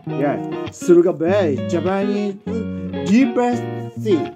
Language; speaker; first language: English; non-native, learner; Japanese